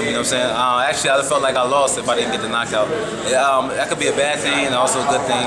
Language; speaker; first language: English; native; English